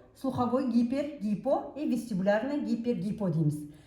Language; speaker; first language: Russian; non-native, local second language; Kazakh